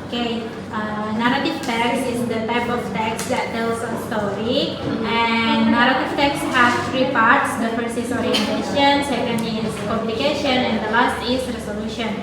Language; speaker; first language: English; non-native, learner; Indonesian